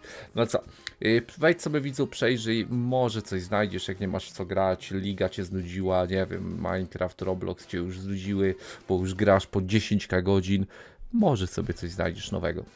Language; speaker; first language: Polish; native; Polish